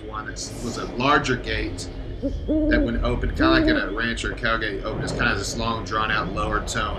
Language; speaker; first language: English; native; English